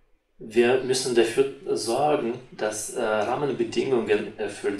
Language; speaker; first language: German; non-native, fluent; Russian